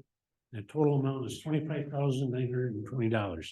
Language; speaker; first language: English; native; English